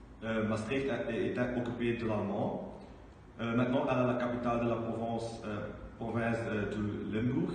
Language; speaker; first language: French; non-native, learner; Dutch